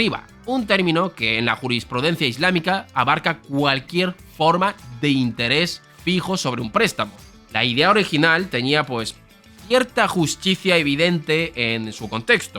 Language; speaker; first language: Spanish; native; Spanish